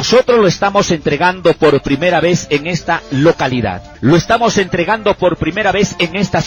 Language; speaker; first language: Spanish; native; Spanish